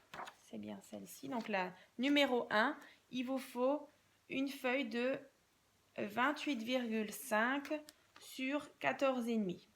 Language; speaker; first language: French; native; French